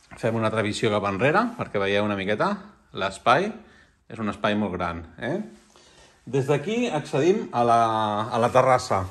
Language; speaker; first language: Catalan; non-native, local second language; Spanish